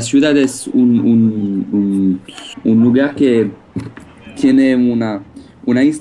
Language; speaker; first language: Spanish; non-native, fluent; French